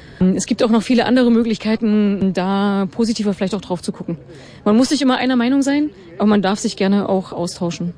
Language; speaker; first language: German; native; German